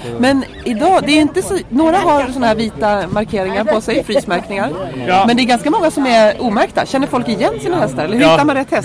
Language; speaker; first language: Swedish; native; Swedish